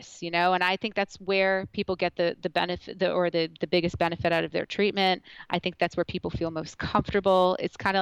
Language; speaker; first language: English; native; English